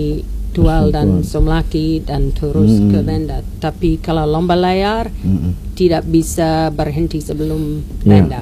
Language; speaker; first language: Indonesian; non-native, learner; English